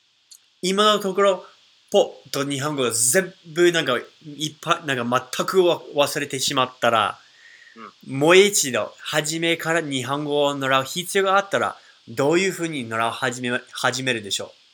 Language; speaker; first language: Japanese; non-native, fluent; English